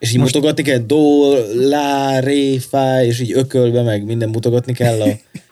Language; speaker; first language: Hungarian; native; Hungarian